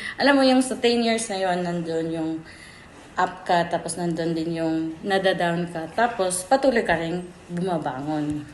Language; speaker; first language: Filipino; non-native, local second language; Cebuano